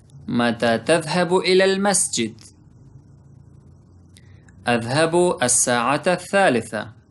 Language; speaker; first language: Arabic; non-native, fluent; Pashto